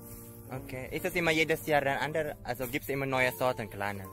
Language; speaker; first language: German; non-native, fluent; Indonesian